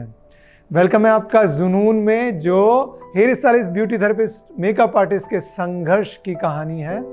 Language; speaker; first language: Hindi; native; Hindi